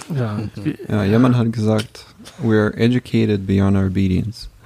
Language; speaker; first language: German; non-native, fluent; Russian